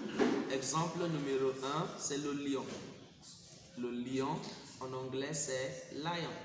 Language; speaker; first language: French; non-native, fluent; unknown